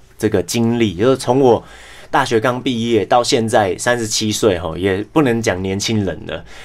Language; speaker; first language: Chinese; non-native, local second language; English